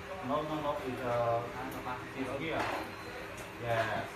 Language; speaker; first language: English; non-native, learner; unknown